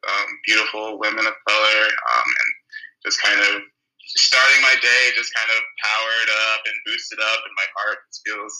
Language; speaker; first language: English; native; English